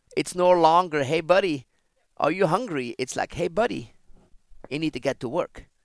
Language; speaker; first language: English; non-native, fluent; Dutch